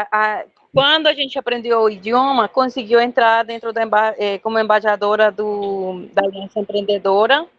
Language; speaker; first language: Portuguese; non-native, fluent; Spanish